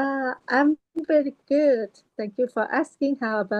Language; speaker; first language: English; non-native, learner; Thai